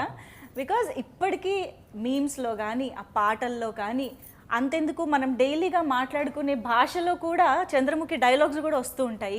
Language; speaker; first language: Telugu; native; Telugu